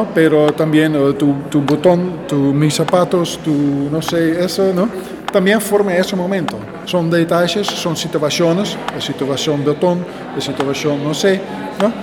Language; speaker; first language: Spanish; non-native, learner; Dutch